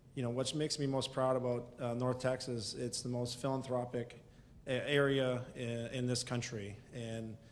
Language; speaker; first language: English; native; English